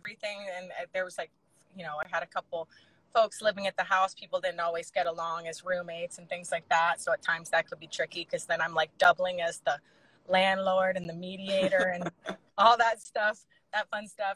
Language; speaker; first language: English; native; English